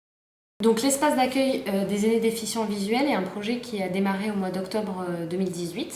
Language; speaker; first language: French; native; French